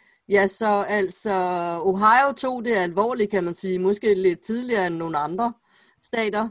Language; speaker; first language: Danish; native; Danish